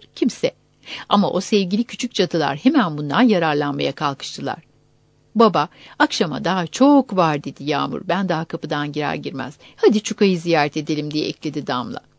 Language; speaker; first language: Turkish; native; Turkish